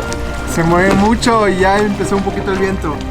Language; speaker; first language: Spanish; native; Spanish